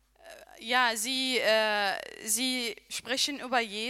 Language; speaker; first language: German; non-native, learner; Arabic